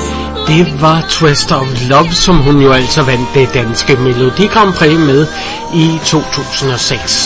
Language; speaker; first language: Danish; native; Danish